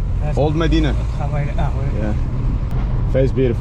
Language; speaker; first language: English; non-native, fluent; Turkish